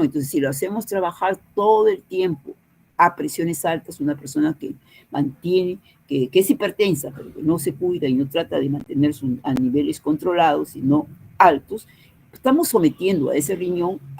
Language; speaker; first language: Spanish; native; Spanish